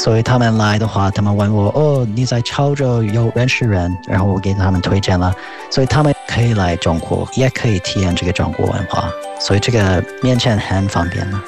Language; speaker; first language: Chinese; non-native, fluent; English